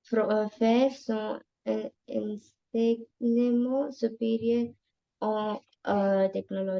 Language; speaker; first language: French; non-native, learner; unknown